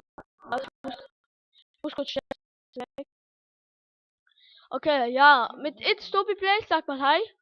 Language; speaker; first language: German; early bilingual, other home language; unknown